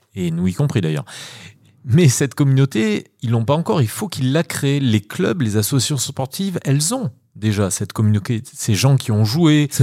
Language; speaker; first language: French; native; French